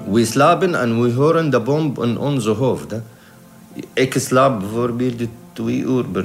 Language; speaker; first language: Dutch; non-native, learner; Arabic